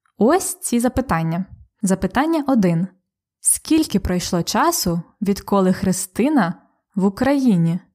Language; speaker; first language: Ukrainian; native; Ukrainian